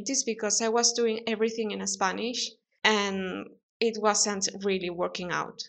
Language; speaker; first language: English; non-native, fluent; Spanish